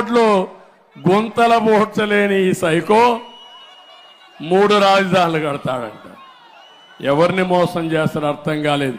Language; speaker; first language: Telugu; native; Telugu